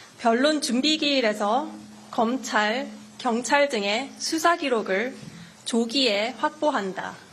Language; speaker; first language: Korean; native; Korean